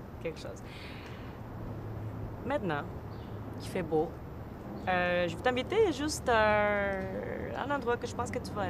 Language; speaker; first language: French; native; French